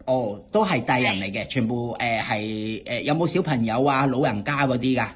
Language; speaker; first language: Cantonese; native; Cantonese